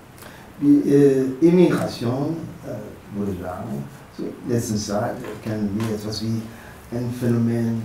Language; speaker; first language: German; non-native, fluent; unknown